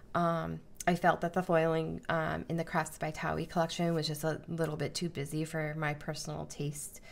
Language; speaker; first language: English; native; English